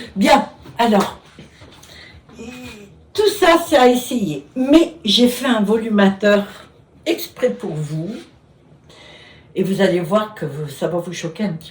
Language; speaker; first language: French; native; French